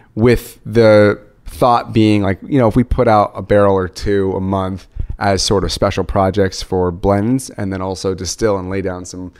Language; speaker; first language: English; native; English